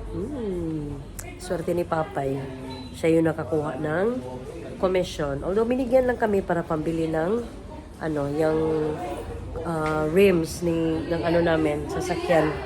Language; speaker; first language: Filipino; non-native, local second language; Bikol